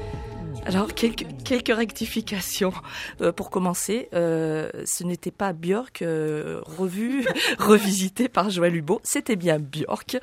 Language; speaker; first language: French; native; French